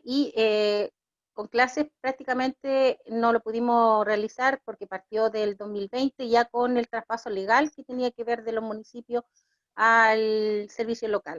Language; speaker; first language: Spanish; native; Spanish